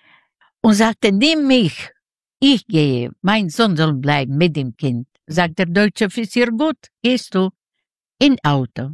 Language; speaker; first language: German; non-native, learner; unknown